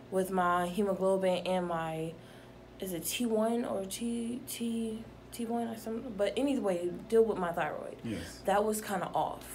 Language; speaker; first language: English; native; English